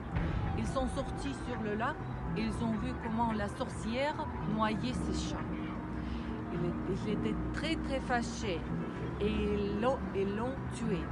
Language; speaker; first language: French; non-native, learner; Russian